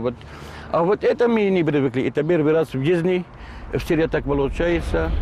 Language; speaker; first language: Russian; non-native, learner; Arabic